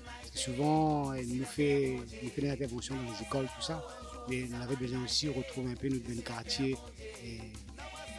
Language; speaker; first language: French; non-native, local second language; Réunion Creole French